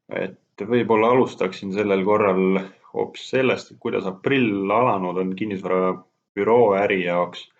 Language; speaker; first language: Estonian; native; Estonian